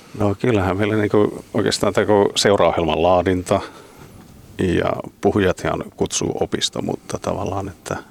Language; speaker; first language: Finnish; native; Finnish